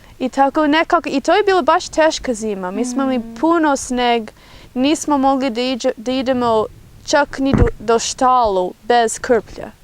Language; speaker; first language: Bosnian; non-native, fluent; English